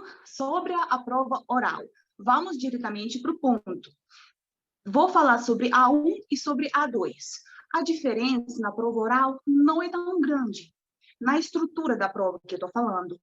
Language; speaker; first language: Portuguese; non-native, fluent; Russian